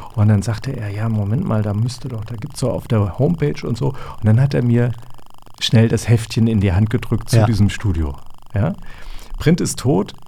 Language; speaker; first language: German; native; German